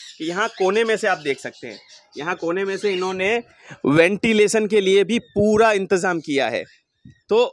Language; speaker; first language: Hindi; non-native, local second language; Gujarati